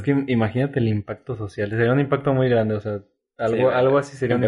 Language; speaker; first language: Spanish; native; Spanish